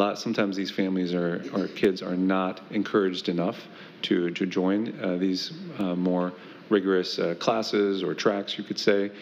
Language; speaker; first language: English; early bilingual, other home language; Spanish